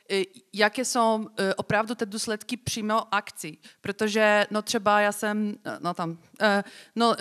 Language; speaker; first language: Czech; non-native, fluent; Polish